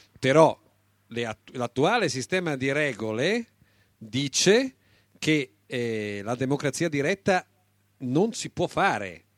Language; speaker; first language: Italian; non-native, local second language; German